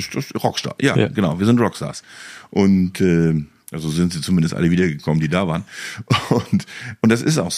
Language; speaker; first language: German; native; German